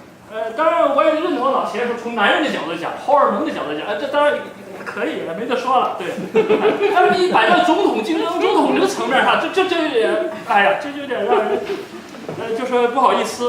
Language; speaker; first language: Chinese; native; Chinese